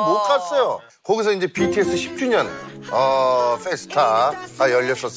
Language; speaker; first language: Korean; native; Korean